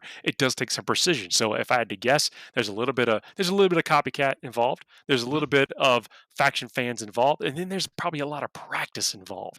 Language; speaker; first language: English; native; English